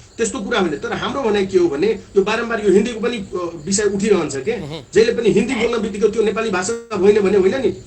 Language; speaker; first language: Nepali; non-native, local second language; Maithili